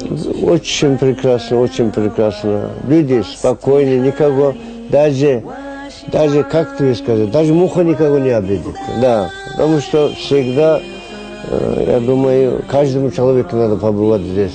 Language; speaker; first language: Russian; non-native, local second language; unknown